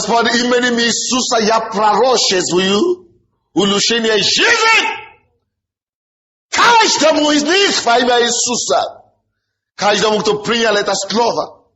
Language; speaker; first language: Russian; non-native, fluent; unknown